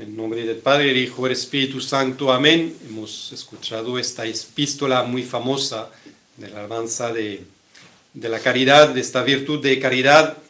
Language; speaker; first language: Spanish; non-native, fluent; French